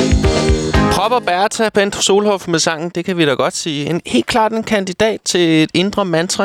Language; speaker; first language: Danish; native; Danish